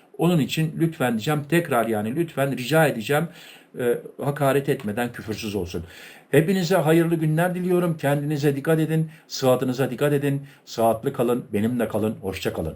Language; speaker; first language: Turkish; early bilingual, heritage; Turkish